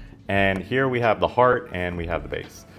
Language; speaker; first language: English; native; English